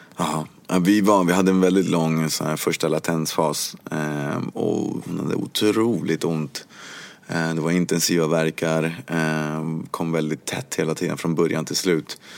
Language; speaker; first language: Swedish; early bilingual, other home language; Spanish